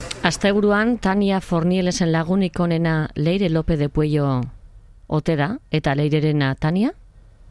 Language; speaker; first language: Basque; native; Basque